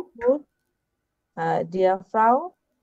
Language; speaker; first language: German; non-native, learner; Bangla